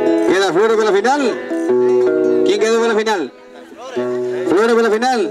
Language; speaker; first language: Spanish; native; Spanish